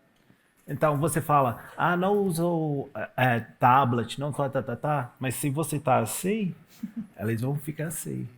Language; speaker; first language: Portuguese; non-native, fluent; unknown